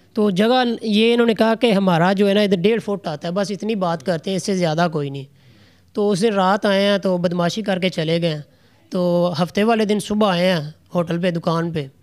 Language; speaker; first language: Urdu; non-native, local second language; Punjabi